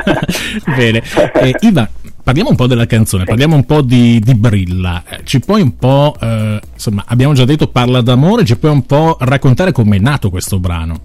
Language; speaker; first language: Italian; native; Italian